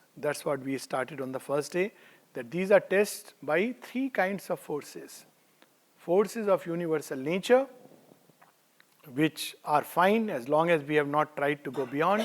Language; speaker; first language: English; non-native, local second language; Hindi